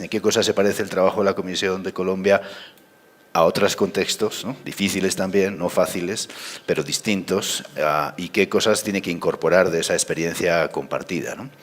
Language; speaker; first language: Spanish; native; Spanish